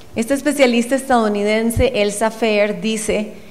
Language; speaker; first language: Spanish; native; Spanish